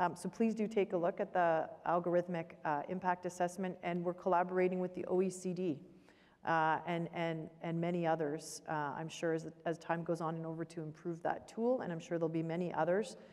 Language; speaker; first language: English; native; English